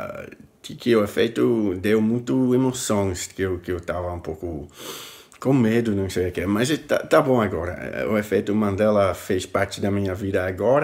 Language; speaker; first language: Portuguese; non-native, fluent; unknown